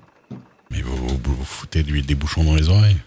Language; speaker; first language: French; native; French